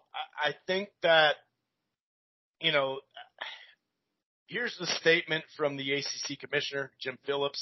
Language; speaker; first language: English; native; English